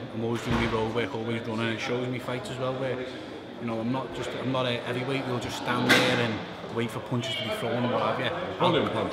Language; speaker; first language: English; native; English